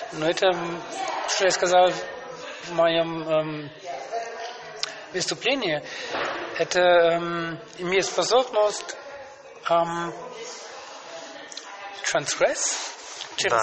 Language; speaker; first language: Russian; non-native, learner; German